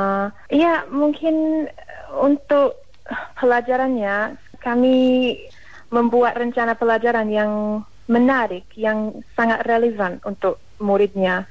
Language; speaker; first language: Indonesian; non-native, fluent; English